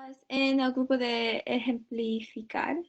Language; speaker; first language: Spanish; non-native, learner; English